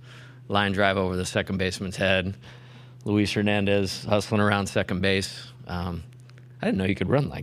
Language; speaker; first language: English; native; English